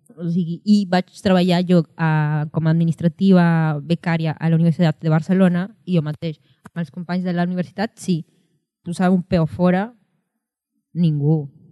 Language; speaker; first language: Catalan; non-native, fluent; Spanish